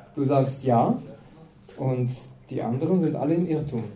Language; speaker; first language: German; non-native, fluent; French